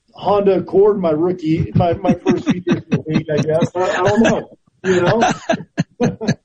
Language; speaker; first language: English; native; English